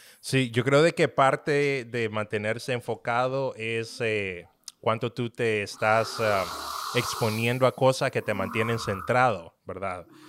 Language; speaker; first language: Spanish; native; Spanish